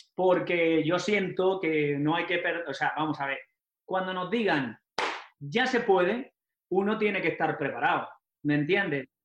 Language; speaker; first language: Spanish; native; Spanish